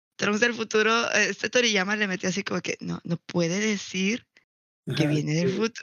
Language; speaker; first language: Spanish; native; Spanish